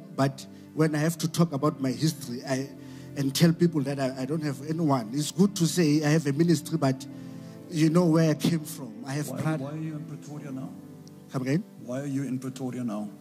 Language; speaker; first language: English; non-native, local second language; Southern Sotho